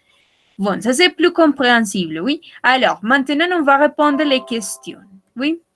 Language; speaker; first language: French; non-native, learner; Spanish